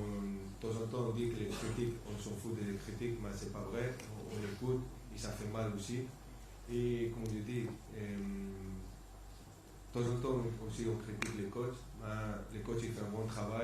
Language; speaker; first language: French; non-native, fluent; Spanish